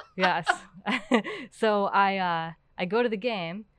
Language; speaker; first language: English; native; English